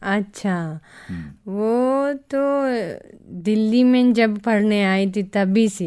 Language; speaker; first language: Hindi; non-native, fluent; Japanese